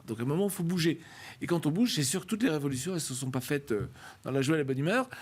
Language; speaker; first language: French; native; French